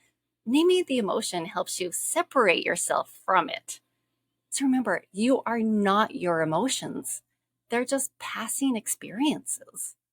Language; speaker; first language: English; native; English